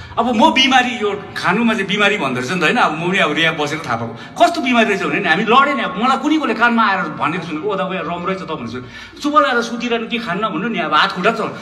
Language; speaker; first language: Nepali; native; Nepali